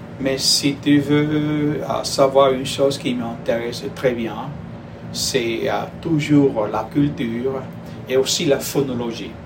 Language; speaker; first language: French; non-native, fluent; Spanish